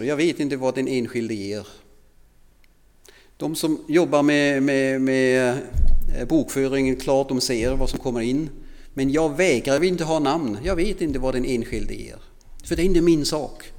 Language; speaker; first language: Swedish; non-native, fluent; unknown